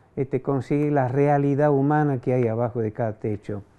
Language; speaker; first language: Spanish; non-native, fluent; French